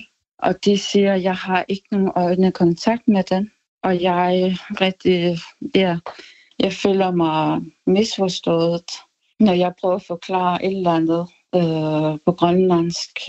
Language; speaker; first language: Danish; non-native, local second language; Kalaallisut